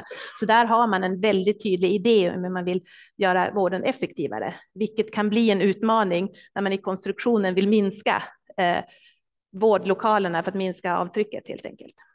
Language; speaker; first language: Swedish; native; Swedish